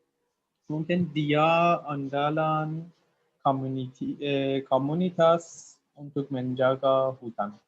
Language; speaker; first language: Indonesian; non-native, learner; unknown